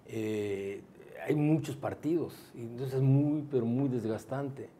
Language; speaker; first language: Spanish; native; Spanish